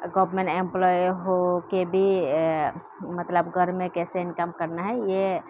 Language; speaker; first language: Hindi; non-native, local second language; Kok Borok